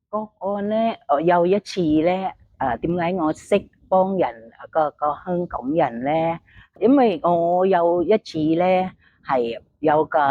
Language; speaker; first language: Cantonese; non-native, learner; Thai